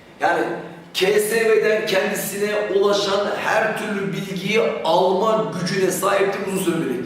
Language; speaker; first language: Turkish; native; Turkish